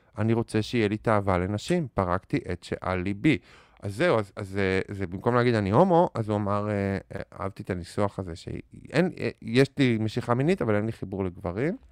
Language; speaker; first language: Hebrew; native; Hebrew